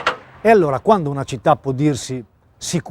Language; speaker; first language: Italian; native; Italian